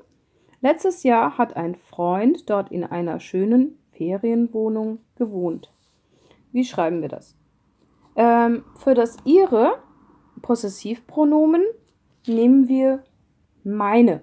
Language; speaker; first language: German; non-native, fluent; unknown